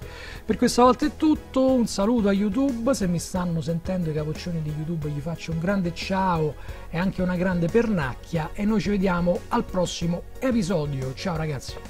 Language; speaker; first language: Italian; native; Italian